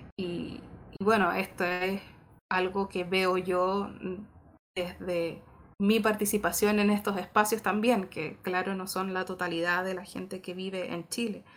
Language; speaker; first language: Spanish; native; Spanish